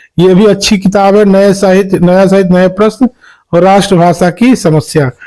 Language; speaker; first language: Hindi; native; Hindi